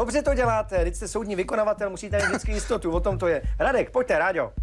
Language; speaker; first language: Czech; native; Czech